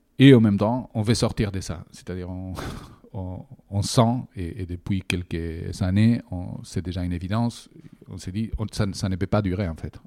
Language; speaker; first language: French; non-native, fluent; Spanish